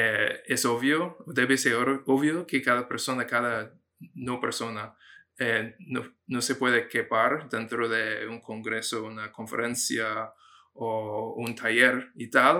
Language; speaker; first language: Spanish; non-native, fluent; English